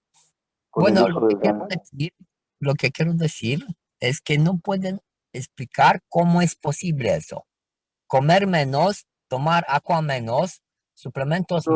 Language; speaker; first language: Spanish; non-native, fluent; Romanian